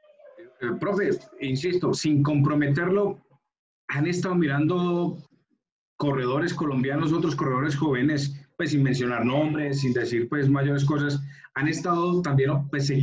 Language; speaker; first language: Spanish; native; Spanish